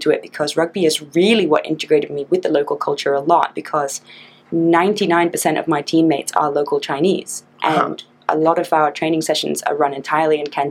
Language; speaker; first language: English; native; English